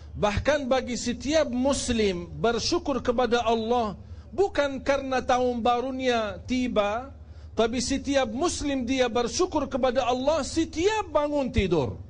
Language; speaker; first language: Indonesian; non-native, fluent; Arabic